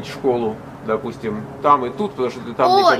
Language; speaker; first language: Russian; native; Russian